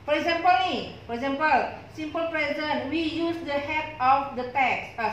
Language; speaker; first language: English; non-native, learner; Indonesian